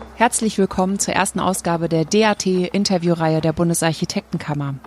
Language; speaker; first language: German; native; German